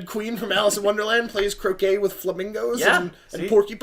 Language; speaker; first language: English; native; English